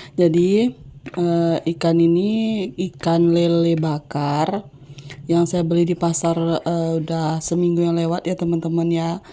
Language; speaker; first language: Indonesian; native; Indonesian